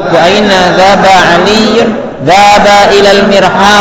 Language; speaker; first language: Arabic; non-native, fluent; Indonesian